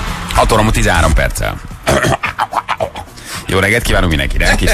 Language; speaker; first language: Hungarian; native; Hungarian